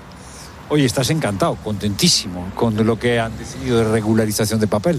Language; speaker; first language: Spanish; native; Spanish